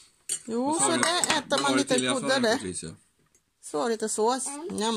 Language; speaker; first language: Swedish; non-native, learner; Thai